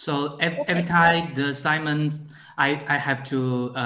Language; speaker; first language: English; non-native, learner; Chinese